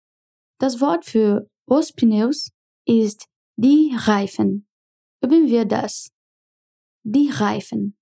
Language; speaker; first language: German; non-native, fluent; Portuguese